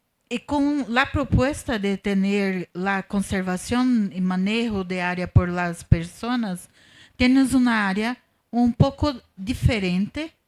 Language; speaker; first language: Spanish; non-native, learner; Portuguese